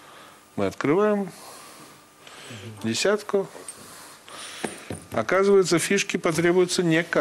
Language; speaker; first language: Russian; native; Russian